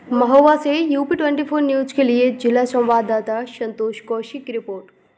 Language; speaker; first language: Hindi; native; Hindi